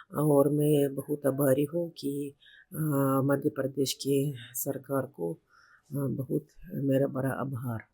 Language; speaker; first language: Hindi; non-native, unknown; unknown